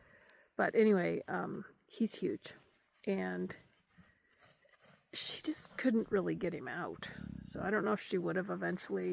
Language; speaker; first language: English; native; English